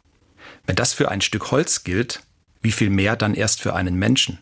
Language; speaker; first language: German; native; German